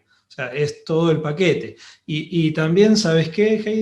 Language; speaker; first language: Spanish; native; Spanish